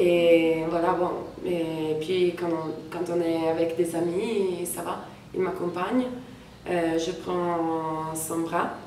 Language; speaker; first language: French; non-native, fluent; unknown